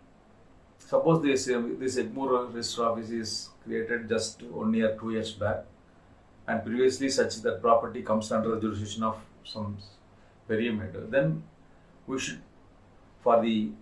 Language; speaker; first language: English; non-native, local second language; Tamil